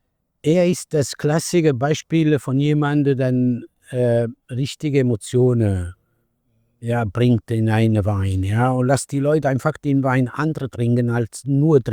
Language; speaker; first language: German; non-native, fluent; Italian